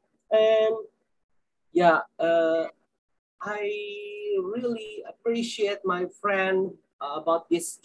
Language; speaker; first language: English; non-native, learner; Indonesian